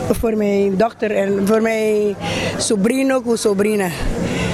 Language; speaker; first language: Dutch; non-native, learner; Spanish